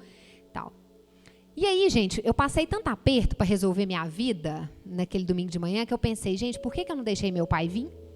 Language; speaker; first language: Portuguese; native; Portuguese